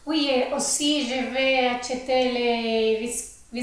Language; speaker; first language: French; non-native, learner; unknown